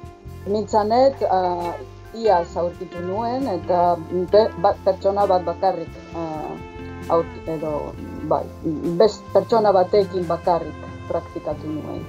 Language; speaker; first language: Basque; non-native, fluent; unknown